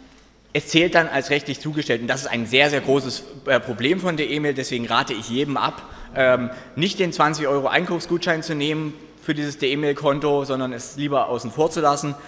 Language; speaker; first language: German; native; German